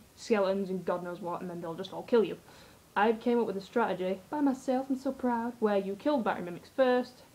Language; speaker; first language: English; native; English